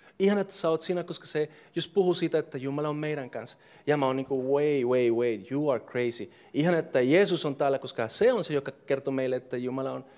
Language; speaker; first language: Finnish; non-native, fluent; English